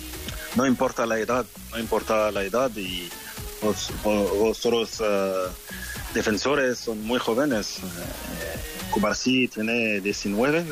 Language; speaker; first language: Spanish; non-native, learner; French